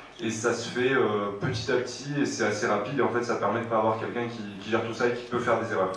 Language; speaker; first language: French; native; French